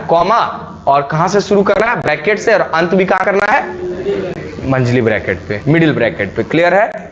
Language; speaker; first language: Hindi; native; Hindi